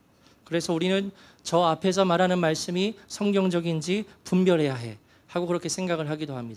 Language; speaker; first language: Korean; native; Korean